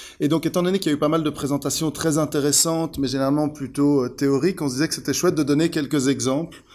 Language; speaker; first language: French; native; French